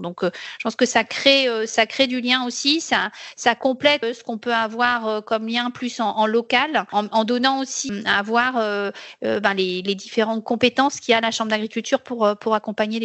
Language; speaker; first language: French; native; French